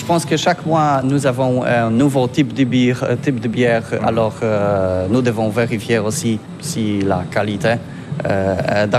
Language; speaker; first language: French; non-native, learner; Polish